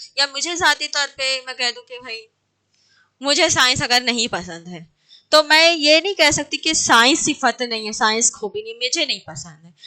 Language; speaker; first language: Urdu; native; Urdu